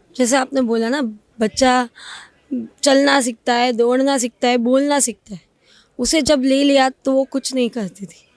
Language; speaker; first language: Hindi; non-native, local second language; Gujarati